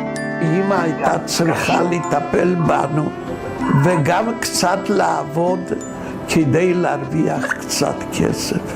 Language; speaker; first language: Hebrew; non-native, fluent; Polish